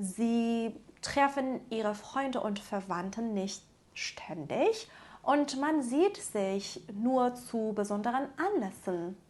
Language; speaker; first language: German; non-native, fluent; Persian